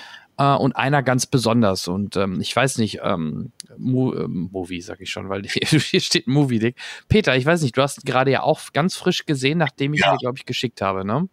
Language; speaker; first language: German; native; German